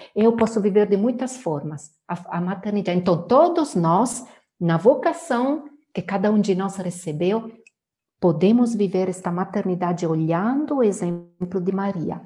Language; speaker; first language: Portuguese; non-native, fluent; Italian